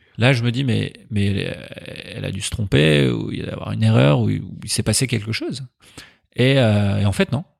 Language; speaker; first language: French; early bilingual, other home language; Persian